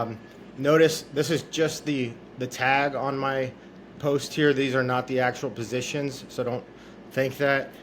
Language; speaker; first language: English; native; English